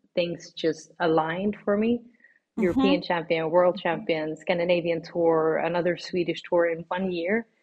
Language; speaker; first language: English; non-native, fluent; Swedish